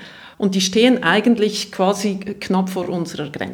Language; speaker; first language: German; native; German